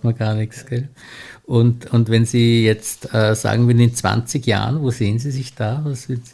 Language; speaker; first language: German; native; German